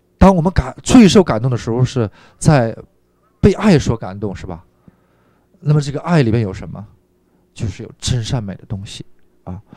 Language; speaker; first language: Chinese; non-native, fluent; Korean